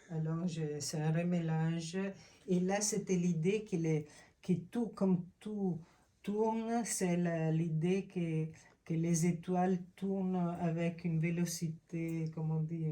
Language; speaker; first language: French; non-native, fluent; Italian